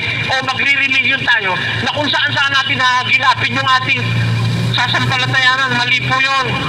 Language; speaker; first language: Filipino; native; Filipino